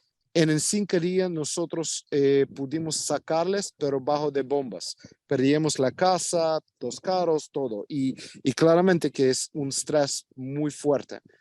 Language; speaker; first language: Spanish; non-native, fluent; Ukrainian